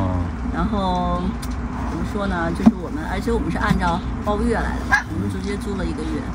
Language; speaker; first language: Chinese; native; Chinese